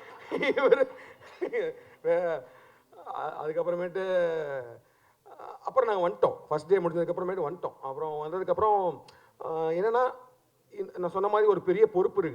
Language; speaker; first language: Tamil; native; Tamil